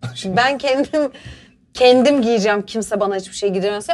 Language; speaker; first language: Turkish; native; Turkish